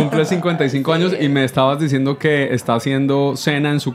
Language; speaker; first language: Spanish; native; Spanish